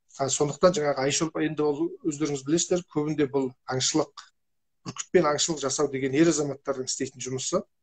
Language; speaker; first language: Kazakh; native; Kazakh